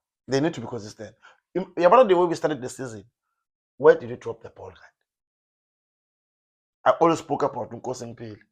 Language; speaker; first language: English; non-native, local second language; Zulu